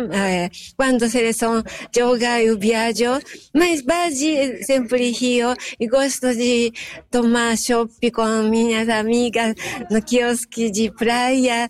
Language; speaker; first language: Portuguese; non-native, fluent; Japanese